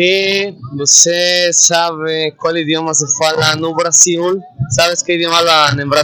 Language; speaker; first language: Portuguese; non-native, fluent; Spanish